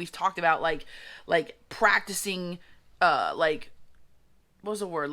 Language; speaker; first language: English; native; English